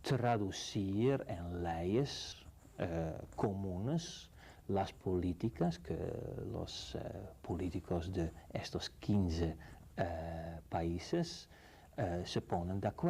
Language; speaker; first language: Spanish; non-native, fluent; Dutch